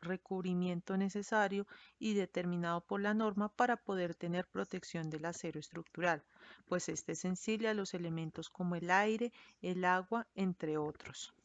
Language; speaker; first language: Spanish; native; Spanish